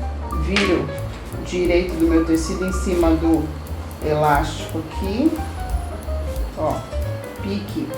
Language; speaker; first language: Portuguese; native; Portuguese